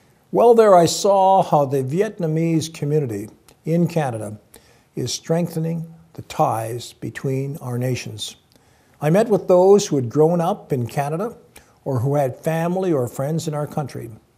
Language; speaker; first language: English; native; English